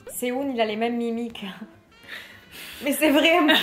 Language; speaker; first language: French; native; French